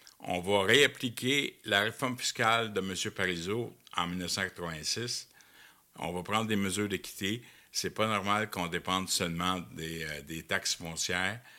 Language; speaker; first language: French; native; French